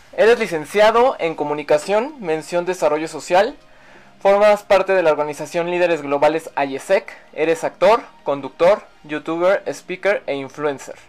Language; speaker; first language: Spanish; native; Spanish